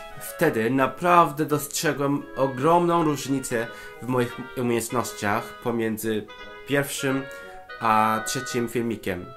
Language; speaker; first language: Polish; non-native, fluent; Cantonese